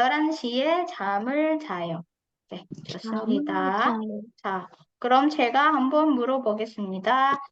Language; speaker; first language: Korean; non-native, fluent; Indonesian